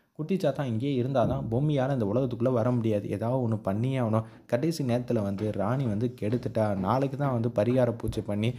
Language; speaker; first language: Tamil; native; Tamil